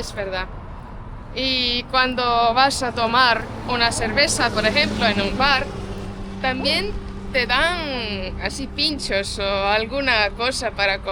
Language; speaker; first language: Spanish; non-native, fluent; Estonian